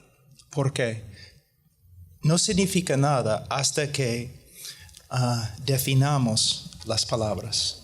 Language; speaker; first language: Spanish; non-native, fluent; English